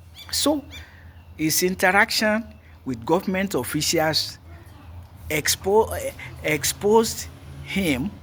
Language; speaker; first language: English; non-native, local second language; Yoruba